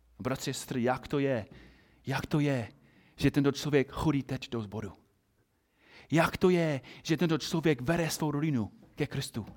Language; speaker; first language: Czech; non-native, fluent; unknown